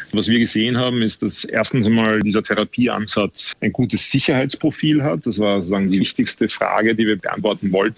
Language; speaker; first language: German; native; German